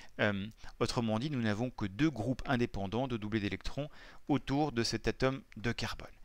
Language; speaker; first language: French; native; French